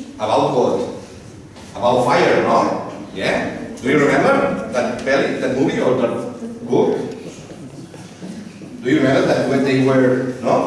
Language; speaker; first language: English; non-native, fluent; Catalan